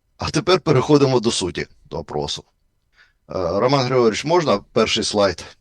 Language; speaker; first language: Ukrainian; non-native, local second language; Russian